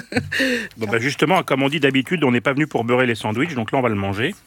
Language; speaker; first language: French; native; French